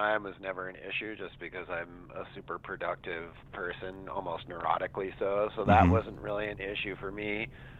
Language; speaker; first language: English; native; English